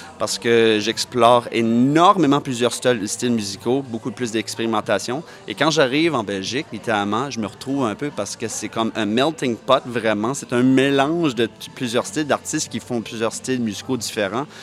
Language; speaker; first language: French; native; French